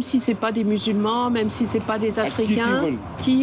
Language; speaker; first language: French; native; French